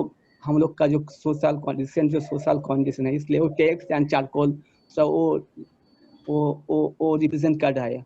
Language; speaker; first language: Hindi; non-native, local second language; Bangla